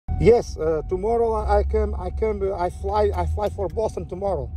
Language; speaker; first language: English; non-native, learner; Portuguese